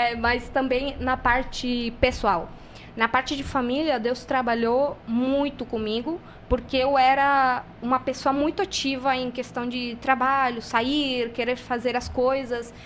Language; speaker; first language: Portuguese; non-native, fluent; Spanish